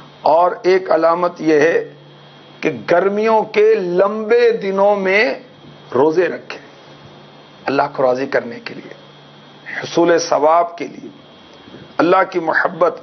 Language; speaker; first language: Urdu; native; Urdu